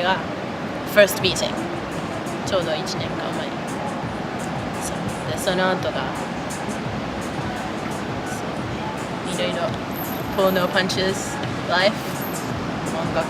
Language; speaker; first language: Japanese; non-native, fluent; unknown